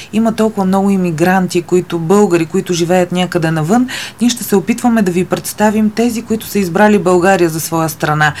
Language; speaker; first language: Bulgarian; native; Bulgarian